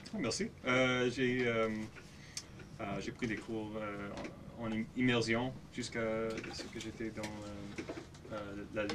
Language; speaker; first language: French; non-native, local second language; English